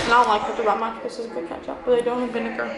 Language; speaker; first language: English; native; English